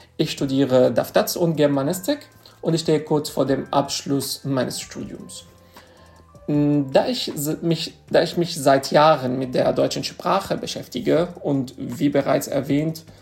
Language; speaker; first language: German; non-native, fluent; Arabic